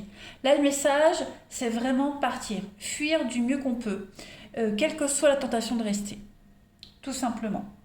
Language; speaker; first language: French; native; French